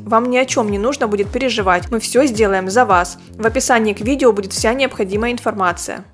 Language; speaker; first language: Russian; native; Russian